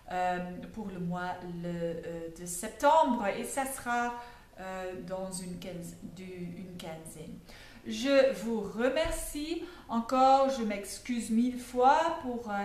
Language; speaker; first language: French; non-native, fluent; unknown